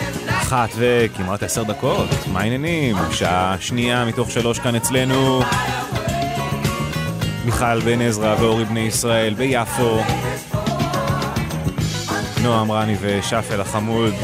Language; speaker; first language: Hebrew; native; Hebrew